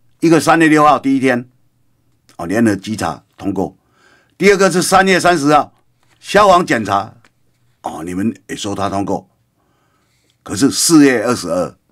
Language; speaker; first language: Chinese; native; Chinese